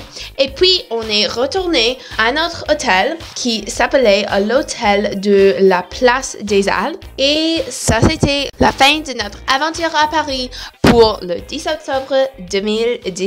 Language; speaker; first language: French; non-native, learner; English